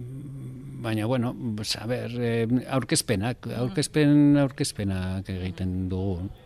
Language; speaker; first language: Basque; non-native, local second language; Spanish